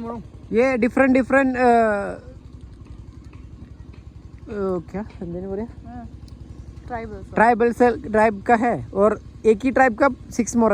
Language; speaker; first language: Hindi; non-native, local second language; Malayalam